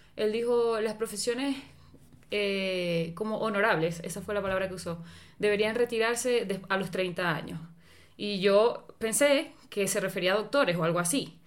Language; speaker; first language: Spanish; native; Spanish